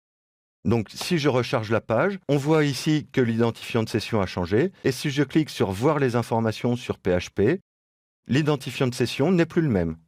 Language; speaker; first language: French; native; French